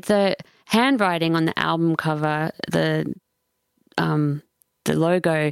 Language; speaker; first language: English; native; English